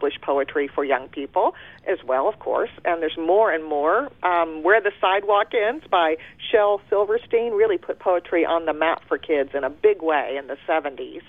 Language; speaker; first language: English; early bilingual, other home language; German